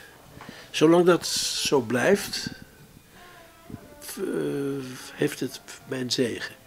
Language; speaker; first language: Dutch; native; Dutch